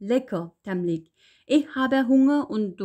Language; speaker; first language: German; non-native, learner; Uyghur